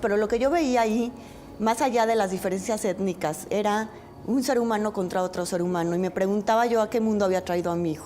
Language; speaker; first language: Spanish; native; Spanish